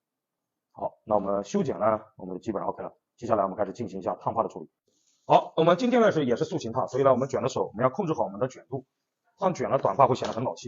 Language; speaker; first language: Chinese; native; Chinese